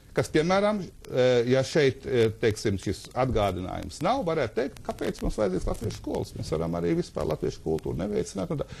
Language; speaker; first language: Latvian; native; Latvian